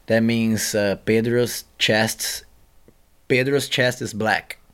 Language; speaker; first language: English; non-native, fluent; Portuguese